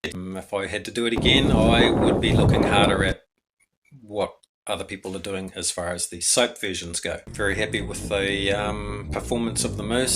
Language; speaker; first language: English; native; English